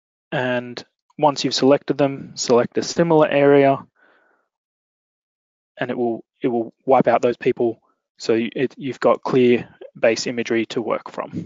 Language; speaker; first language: English; native; English